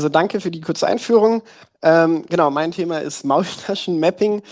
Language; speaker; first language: German; native; German